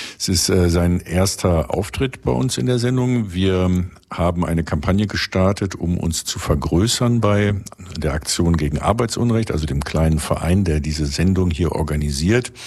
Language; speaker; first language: German; native; German